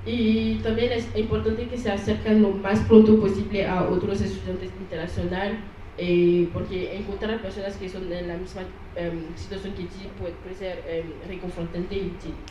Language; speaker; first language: Spanish; non-native, learner; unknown